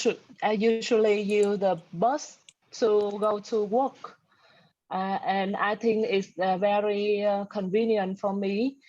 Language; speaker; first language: English; non-native, learner; Vietnamese